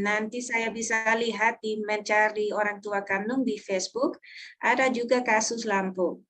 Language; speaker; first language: Indonesian; non-native, learner; Dutch